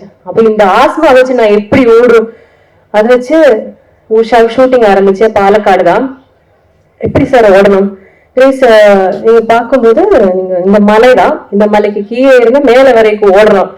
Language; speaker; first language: Tamil; non-native, learner; Malayalam